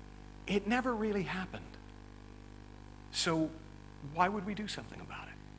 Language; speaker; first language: English; native; English